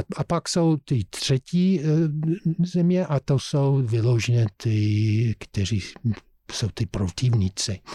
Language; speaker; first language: Czech; non-native, fluent; English